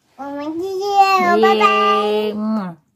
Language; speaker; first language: Chinese; non-native, learner; Indonesian